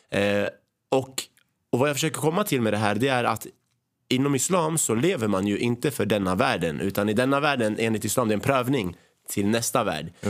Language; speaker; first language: Swedish; early bilingual, other home language; Arabic